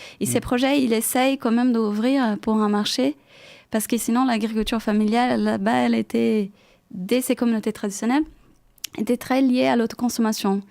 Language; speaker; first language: French; non-native, fluent; Portuguese